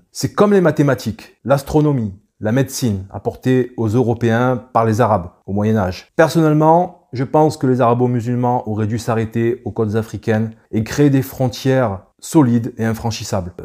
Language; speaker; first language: French; native; French